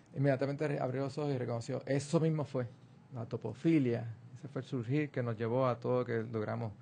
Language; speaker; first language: Spanish; native; Spanish